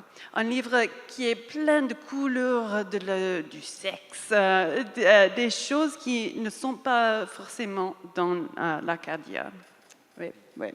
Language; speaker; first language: French; non-native, fluent; English